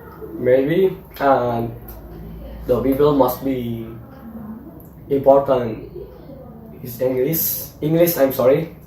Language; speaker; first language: English; non-native, learner; Indonesian